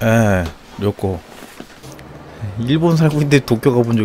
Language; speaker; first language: Japanese; non-native, learner; Korean